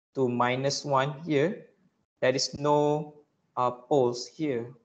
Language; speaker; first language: English; non-native, local second language; Malay